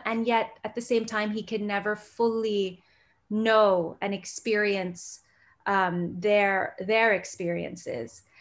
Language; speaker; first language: English; early bilingual, other home language; Gujarati